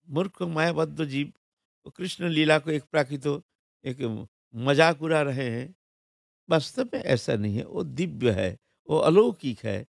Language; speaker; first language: Hindi; non-native, local second language; Bangla